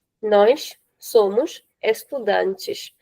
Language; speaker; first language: Portuguese; non-native, fluent; Hindi